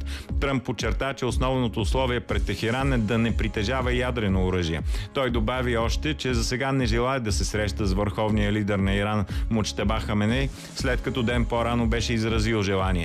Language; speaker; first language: Bulgarian; native; Bulgarian